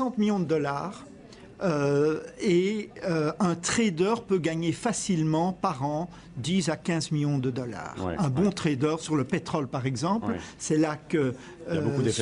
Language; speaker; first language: French; native; French